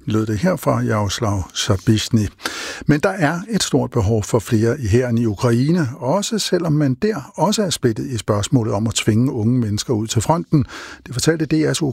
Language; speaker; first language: Danish; native; Danish